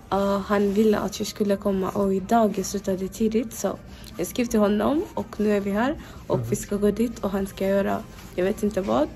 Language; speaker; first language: Swedish; non-native, fluent; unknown